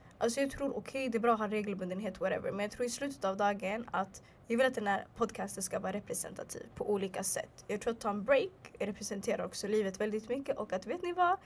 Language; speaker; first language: Swedish; early bilingual, other home language; Arabic